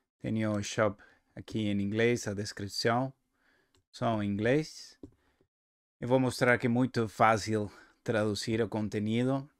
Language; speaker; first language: Portuguese; non-native, learner; Spanish